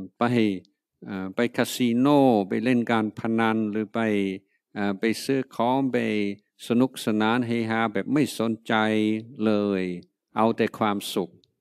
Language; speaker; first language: Thai; non-native, fluent; English